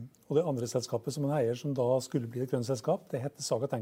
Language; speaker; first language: Norwegian; native; Norwegian